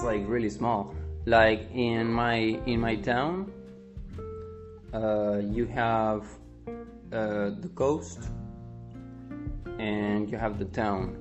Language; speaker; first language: English; non-native, fluent; Spanish